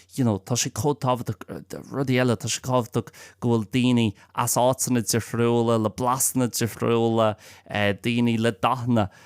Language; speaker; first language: Irish; non-native, local second language; English